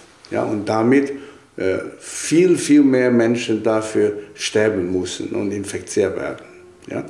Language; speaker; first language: German; non-native, fluent; Chinese